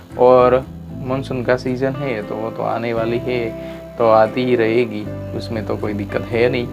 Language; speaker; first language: Hindi; non-native, local second language; Gujarati